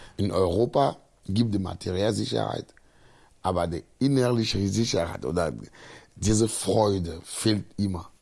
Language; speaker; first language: German; non-native, fluent; Ewe